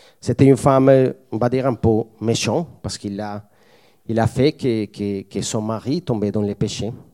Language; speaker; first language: French; non-native, fluent; Spanish